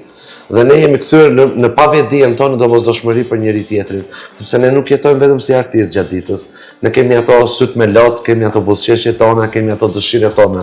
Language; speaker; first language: Albanian; native; Albanian